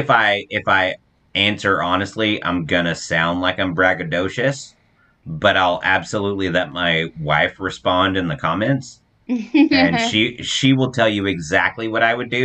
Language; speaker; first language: English; native; English